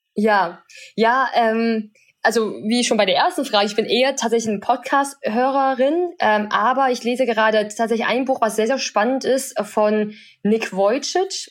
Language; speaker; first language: German; early bilingual, other home language; Chinese